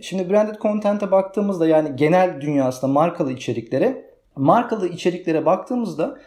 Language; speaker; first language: Turkish; native; Turkish